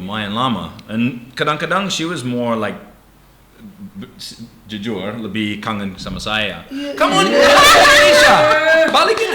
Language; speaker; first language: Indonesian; non-native, learner; English